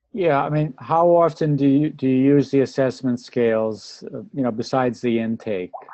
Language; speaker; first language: English; native; English